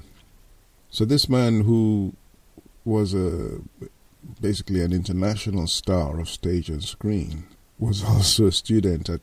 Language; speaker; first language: English; non-native, local second language; Yoruba